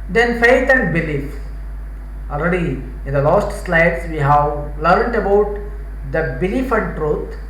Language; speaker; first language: English; non-native, local second language; Kannada